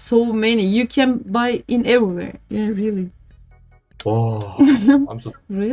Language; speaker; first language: English; non-native, learner; Turkish